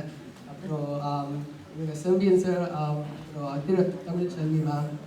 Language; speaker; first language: Tamil; early bilingual, heritage; Tamil